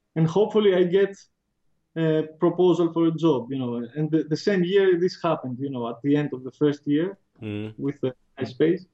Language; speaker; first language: English; non-native, fluent; Greek